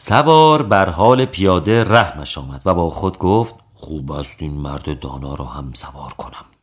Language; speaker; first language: Persian; native; Persian